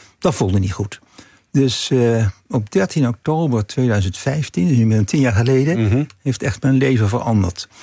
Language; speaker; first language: Dutch; native; Dutch